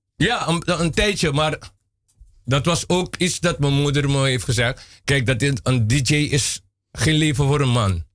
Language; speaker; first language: Dutch; non-native, local second language; Papiamento